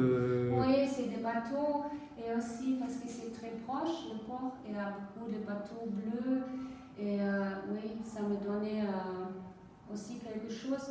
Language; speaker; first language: French; non-native, fluent; German